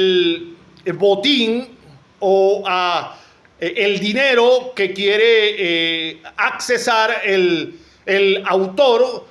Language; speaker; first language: Spanish; native; Spanish